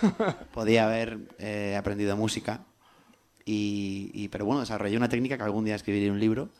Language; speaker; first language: Spanish; native; Spanish